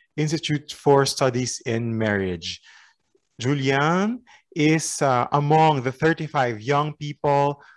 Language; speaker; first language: English; non-native, local second language; Filipino